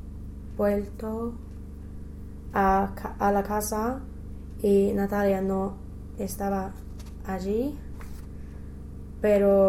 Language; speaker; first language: Spanish; non-native, learner; English